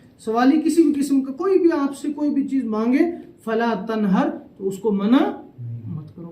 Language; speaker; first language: Urdu; non-native, local second language; Saraiki